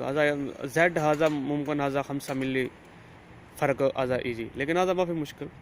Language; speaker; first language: Arabic; non-native, learner; Urdu